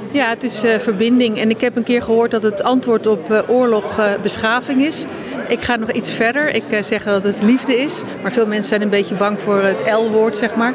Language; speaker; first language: Dutch; native; Dutch